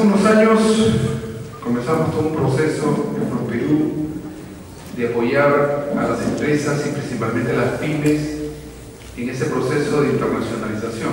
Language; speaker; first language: Spanish; native; Spanish